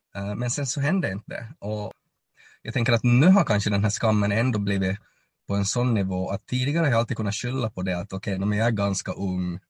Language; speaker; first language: Swedish; native; Swedish